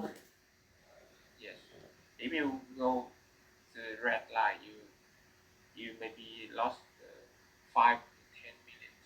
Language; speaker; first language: English; non-native, learner; Vietnamese